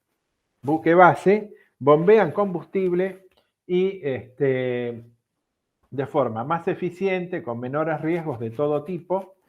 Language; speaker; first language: Spanish; native; Spanish